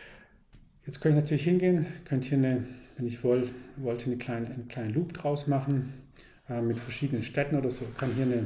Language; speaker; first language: German; native; German